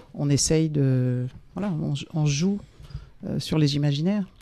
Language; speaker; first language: French; native; French